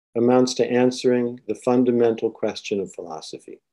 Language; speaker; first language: English; native; English